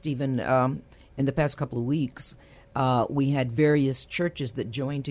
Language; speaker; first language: English; early bilingual, other home language; Spanish